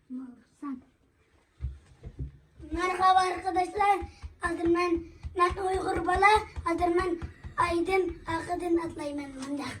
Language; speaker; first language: Turkish; early bilingual, other home language; Uyghur